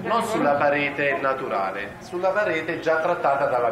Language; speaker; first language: Italian; native; Italian